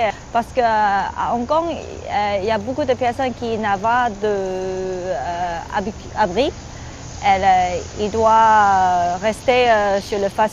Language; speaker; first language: French; non-native, learner; Cantonese